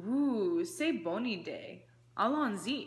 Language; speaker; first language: French; non-native, learner; English